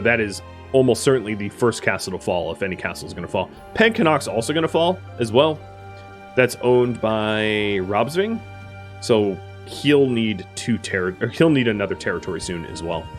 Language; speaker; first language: English; native; English